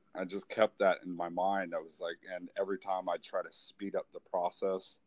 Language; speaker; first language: English; native; English